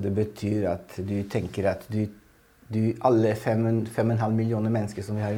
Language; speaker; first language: Norwegian; non-native, fluent; Italian